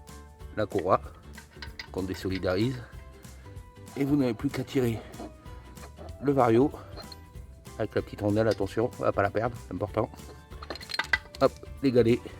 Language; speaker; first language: French; native; French